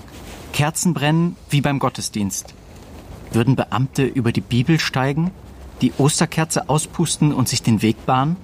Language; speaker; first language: German; native; German